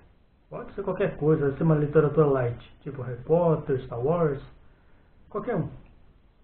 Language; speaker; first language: Portuguese; native; Portuguese